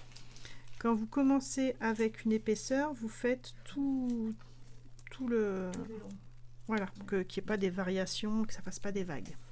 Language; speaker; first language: French; native; French